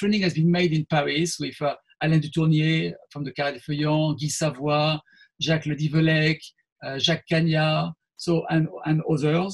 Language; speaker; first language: English; non-native, fluent; French